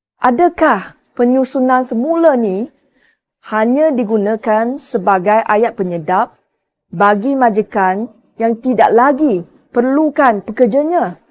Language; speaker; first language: Malay; native; Malay